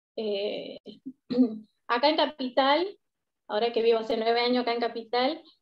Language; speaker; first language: Spanish; native; Spanish